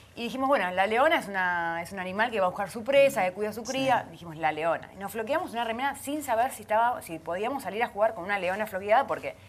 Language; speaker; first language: Spanish; native; Spanish